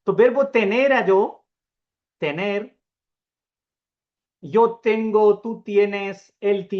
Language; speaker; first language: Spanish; non-native, fluent; Urdu